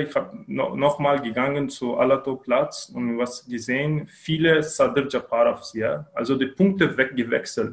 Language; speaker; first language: German; non-native, learner; Kyrgyz